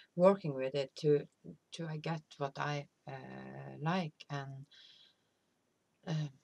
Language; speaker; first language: English; non-native, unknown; Norwegian